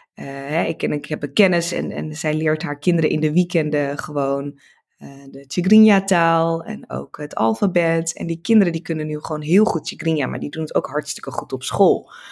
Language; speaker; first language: Dutch; early bilingual, other home language; Tigrinya